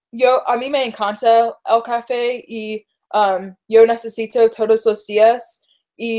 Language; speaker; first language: Spanish; non-native, learner; English